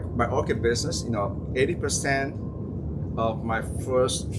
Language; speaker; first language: English; non-native, fluent; Chinese